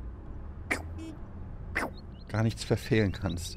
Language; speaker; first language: German; native; German